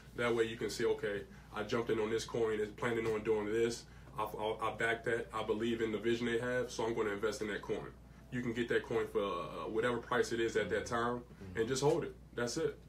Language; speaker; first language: English; native; English